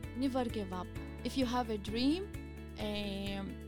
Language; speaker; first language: English; non-native, learner; Arabic